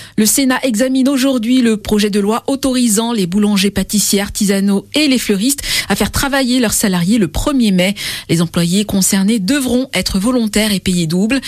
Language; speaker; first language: French; native; French